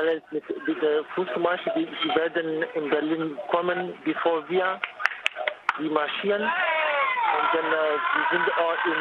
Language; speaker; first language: German; non-native, fluent; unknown